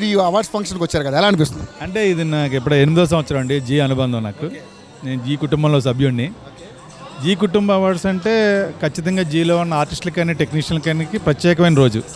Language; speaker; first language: Telugu; native; Telugu